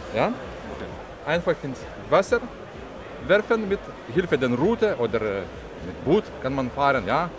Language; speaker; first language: German; non-native, fluent; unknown